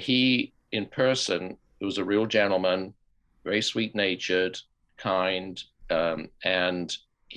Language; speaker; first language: English; native; English